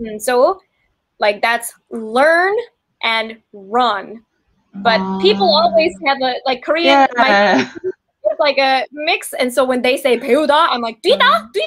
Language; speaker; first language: English; non-native, fluent; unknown